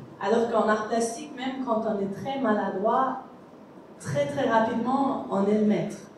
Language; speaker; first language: French; non-native, fluent; Persian